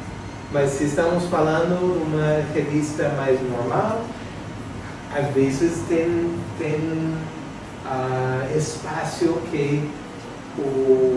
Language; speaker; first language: Portuguese; non-native, fluent; English